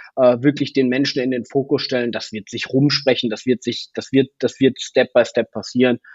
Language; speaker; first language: German; native; German